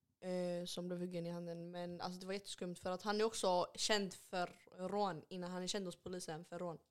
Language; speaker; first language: Swedish; early bilingual, other home language; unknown